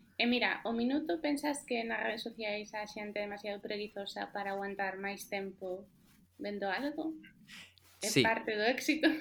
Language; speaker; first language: Galician; native; Galician